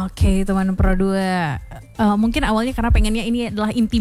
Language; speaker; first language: Indonesian; native; Indonesian